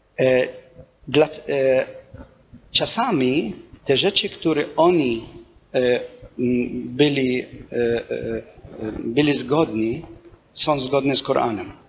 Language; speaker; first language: Polish; non-native, fluent; Arabic